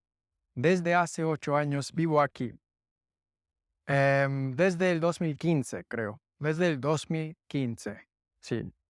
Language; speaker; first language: Spanish; non-native, fluent; English